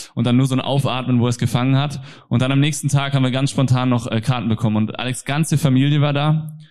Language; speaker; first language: German; non-native, fluent; Norwegian